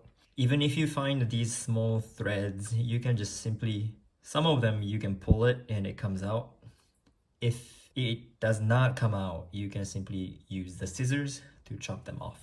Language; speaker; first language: English; non-native, fluent; Japanese